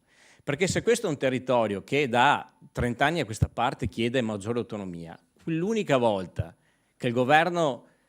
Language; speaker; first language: Italian; native; Italian